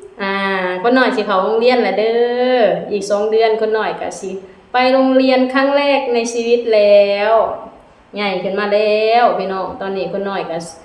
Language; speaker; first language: Thai; non-native, local second language; Lao